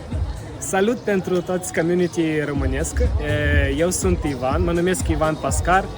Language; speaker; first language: Romanian; non-native, learner; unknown